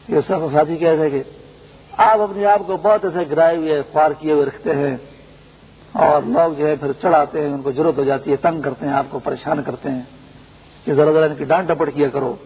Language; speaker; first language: Urdu; non-native, local second language; Pashto